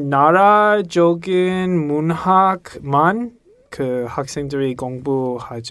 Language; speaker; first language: Korean; non-native, learner; English